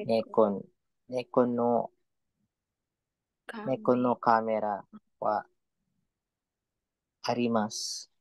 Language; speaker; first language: Japanese; non-native, learner; Filipino